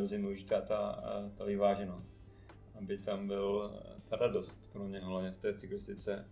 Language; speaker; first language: Czech; native; Czech